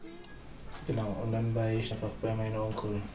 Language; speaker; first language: German; non-native, learner; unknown